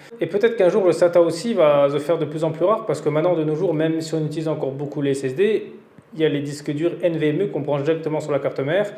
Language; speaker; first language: French; native; French